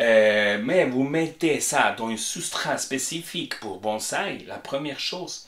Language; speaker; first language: French; non-native, fluent; Spanish